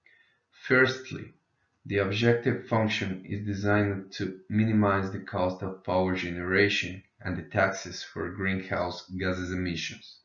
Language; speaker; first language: English; non-native, fluent; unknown